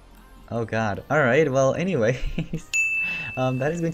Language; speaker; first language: English; native; English